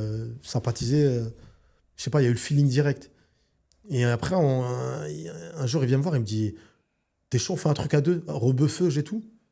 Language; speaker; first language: French; native; French